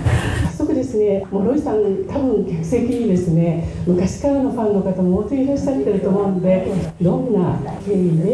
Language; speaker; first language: Japanese; native; Japanese